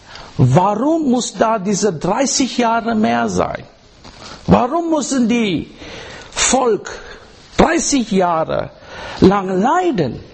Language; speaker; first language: German; non-native, learner; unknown